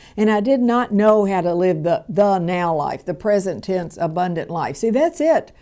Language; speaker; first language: English; native; English